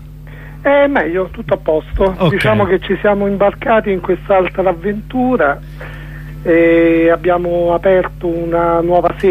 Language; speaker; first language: Italian; native; Italian